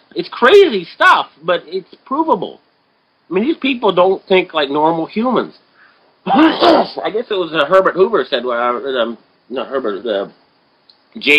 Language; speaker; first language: English; native; English